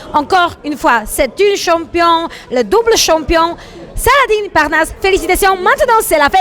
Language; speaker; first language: French; non-native, learner; Polish